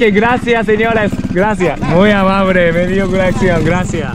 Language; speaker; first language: Spanish; non-native, learner; Japanese